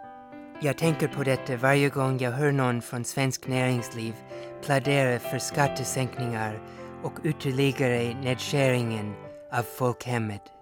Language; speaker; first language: Swedish; non-native, fluent; English